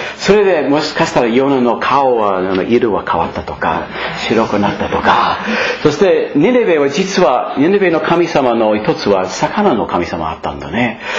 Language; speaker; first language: Japanese; non-native, fluent; English